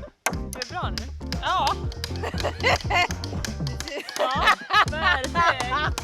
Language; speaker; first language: Swedish; native; Swedish